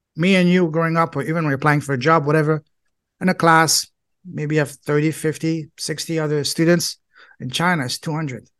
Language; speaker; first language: English; non-native, fluent; French